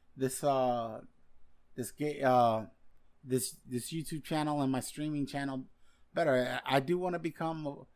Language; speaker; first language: English; non-native, fluent; Spanish